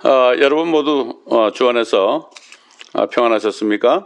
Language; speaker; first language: Korean; native; Korean